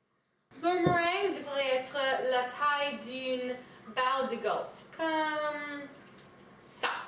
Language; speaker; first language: French; non-native, learner; English